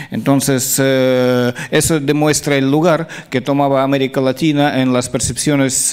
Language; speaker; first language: Spanish; non-native, fluent; Russian